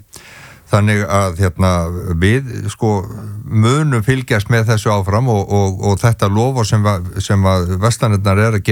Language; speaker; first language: Icelandic; native; Icelandic